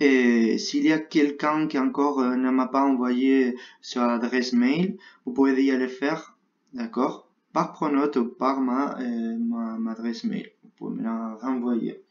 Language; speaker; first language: French; non-native, fluent; Spanish